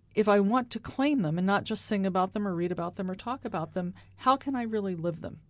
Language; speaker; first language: English; native; English